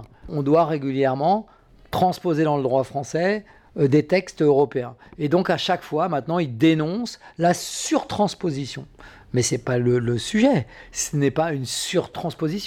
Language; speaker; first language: French; native; French